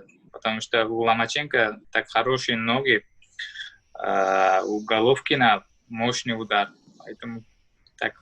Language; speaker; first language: Russian; non-native, learner; Uzbek